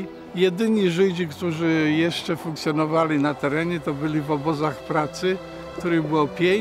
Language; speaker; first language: Polish; native; Polish